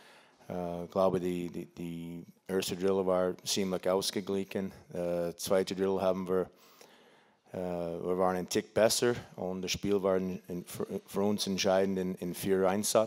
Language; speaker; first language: German; non-native, learner; English